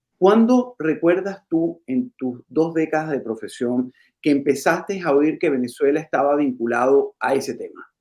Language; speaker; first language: Spanish; native; Spanish